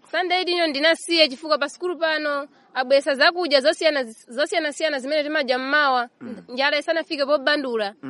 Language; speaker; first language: Nyanja; non-native, local second language; Tumbuka